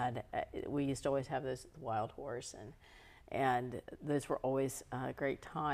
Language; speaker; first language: English; native; English